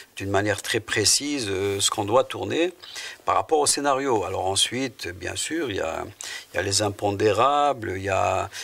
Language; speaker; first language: French; non-native, local second language; Arabic